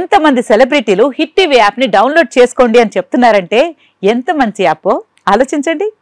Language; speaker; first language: Telugu; native; Telugu